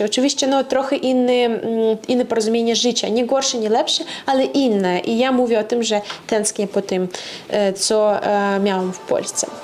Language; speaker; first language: Polish; non-native, fluent; Russian